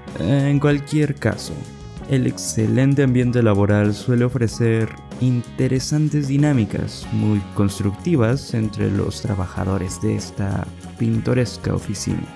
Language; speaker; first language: Spanish; native; Spanish